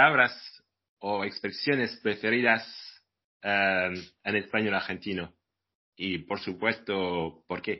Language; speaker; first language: Spanish; non-native, fluent; French